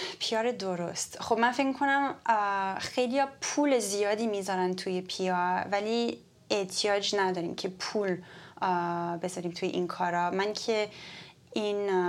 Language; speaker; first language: Persian; early bilingual, heritage; Persian